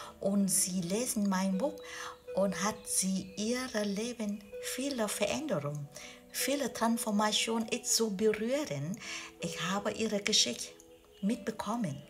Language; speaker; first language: German; non-native, learner; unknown